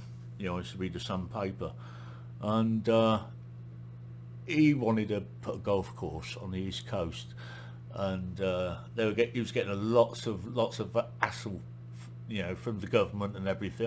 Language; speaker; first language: English; native; English